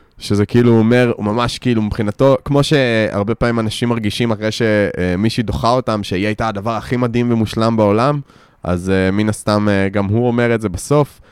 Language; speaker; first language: Hebrew; native; Hebrew